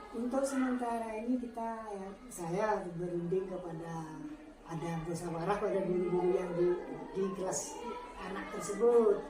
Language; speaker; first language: Indonesian; non-native, local second language; Madurese